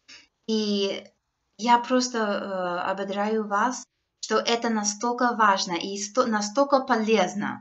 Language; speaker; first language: Russian; non-native, fluent; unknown